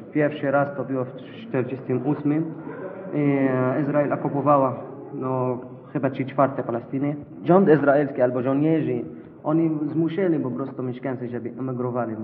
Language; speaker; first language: Polish; non-native, learner; Arabic